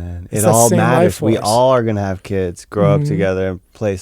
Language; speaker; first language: English; native; English